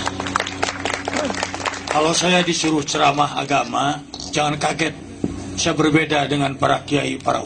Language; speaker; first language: Indonesian; non-native, local second language; Sundanese